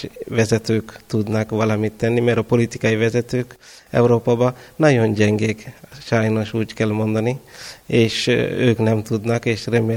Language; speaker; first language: Hungarian; non-native, fluent; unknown